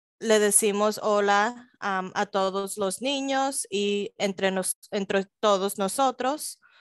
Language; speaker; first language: Spanish; early bilingual, heritage; Spanish